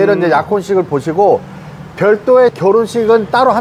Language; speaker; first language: Korean; native; Korean